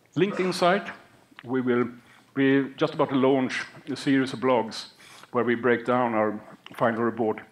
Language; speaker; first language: English; non-native, fluent; Swedish